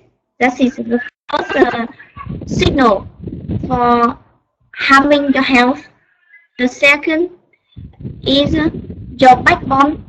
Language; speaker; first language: English; non-native, learner; Vietnamese